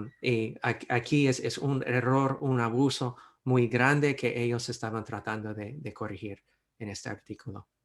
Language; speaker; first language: Spanish; non-native, fluent; English